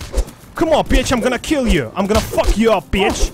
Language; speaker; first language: English; non-native, learner; Russian